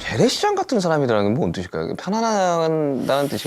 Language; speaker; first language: Korean; native; Korean